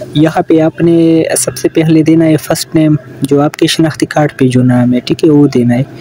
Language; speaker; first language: Urdu; non-native, local second language; Pashto